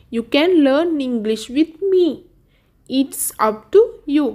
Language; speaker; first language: English; non-native, local second language; Sinhala